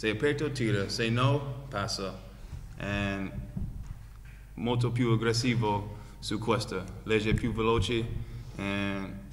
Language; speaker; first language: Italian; non-native, learner; English